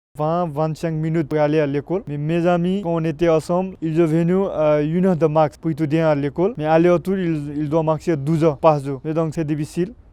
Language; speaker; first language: French; non-native, learner; Nepali